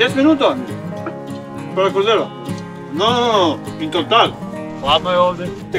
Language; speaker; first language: Spanish; non-native, learner; Serbian